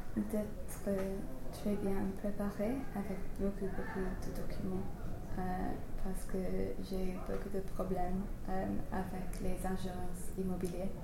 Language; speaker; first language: French; non-native, learner; English